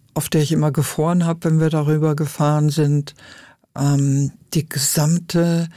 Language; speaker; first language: German; native; German